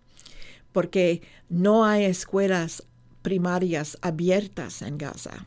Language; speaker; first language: Spanish; non-native, fluent; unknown